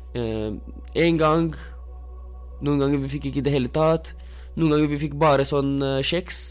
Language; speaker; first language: Norwegian; non-native, fluent; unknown